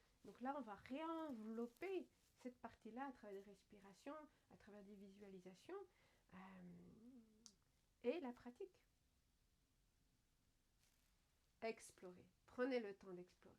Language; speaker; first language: French; native; French